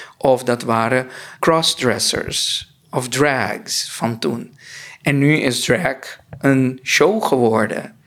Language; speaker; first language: Dutch; non-native, local second language; Papiamento